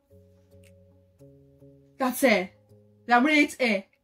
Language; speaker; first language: English; non-native, learner; French